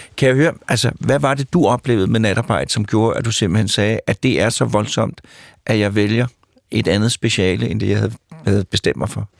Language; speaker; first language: Danish; native; Danish